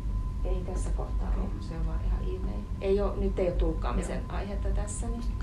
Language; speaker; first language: Finnish; native; Finnish